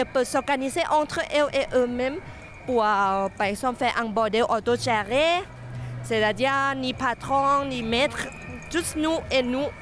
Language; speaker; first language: French; non-native, fluent; Thai